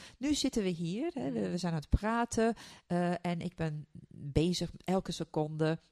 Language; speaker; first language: Dutch; non-native, fluent; Turkish